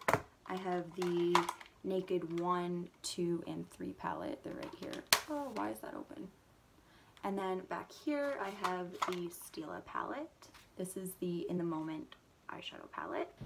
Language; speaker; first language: English; native; English